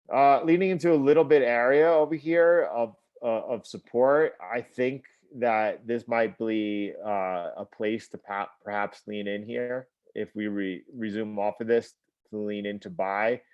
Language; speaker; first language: English; native; English